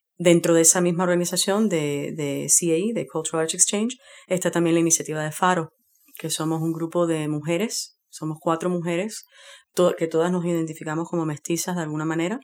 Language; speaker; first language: Spanish; native; Spanish